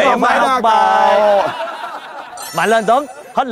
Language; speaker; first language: Vietnamese; native; Vietnamese